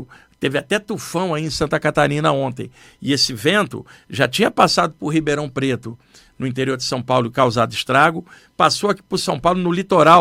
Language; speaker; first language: Portuguese; native; Portuguese